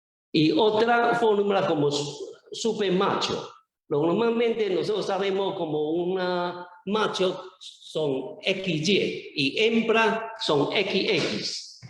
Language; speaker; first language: Spanish; non-native, learner; Chinese